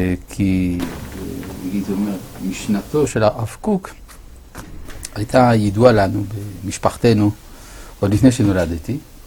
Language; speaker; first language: Hebrew; non-native, fluent; French